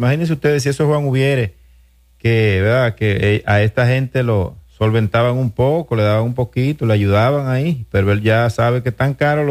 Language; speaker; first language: Spanish; native; Spanish